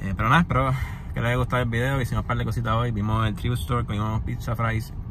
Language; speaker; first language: Spanish; early bilingual, heritage; Spanish